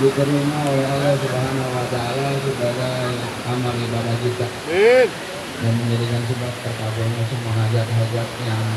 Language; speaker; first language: Indonesian; native; Indonesian